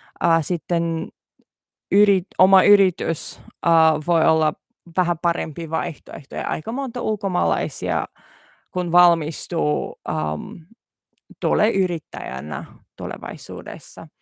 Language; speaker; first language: Finnish; non-native, learner; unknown